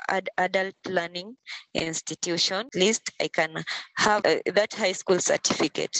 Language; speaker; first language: English; non-native, local second language; Luo (Kenya and Tanzania)